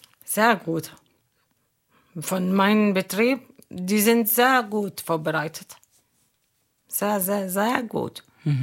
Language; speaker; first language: German; non-native, learner; Arabic